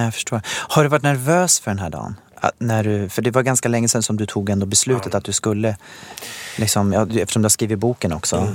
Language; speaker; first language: Swedish; native; Swedish